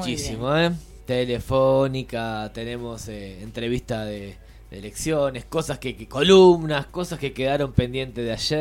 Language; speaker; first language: Spanish; native; Spanish